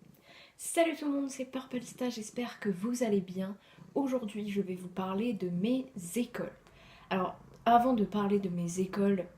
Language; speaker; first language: French; native; French